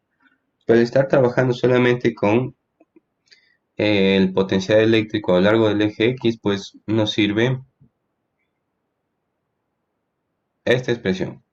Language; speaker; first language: Spanish; native; Spanish